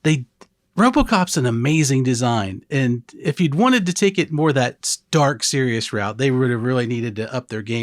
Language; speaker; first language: English; native; English